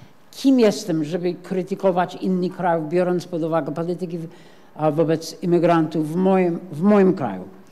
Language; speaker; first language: Polish; non-native, fluent; English